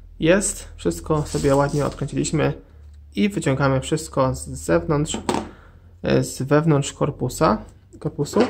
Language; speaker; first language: Polish; native; Polish